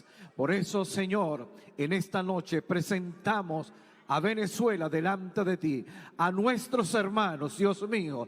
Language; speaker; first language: Spanish; native; Spanish